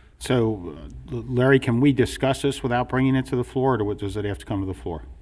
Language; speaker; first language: English; native; English